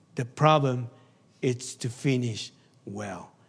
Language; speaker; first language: English; non-native, learner; Spanish